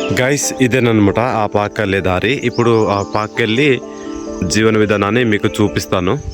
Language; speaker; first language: Telugu; non-native, local second language; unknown